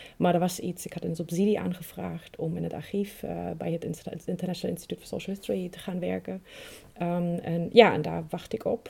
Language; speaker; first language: Dutch; non-native, fluent; German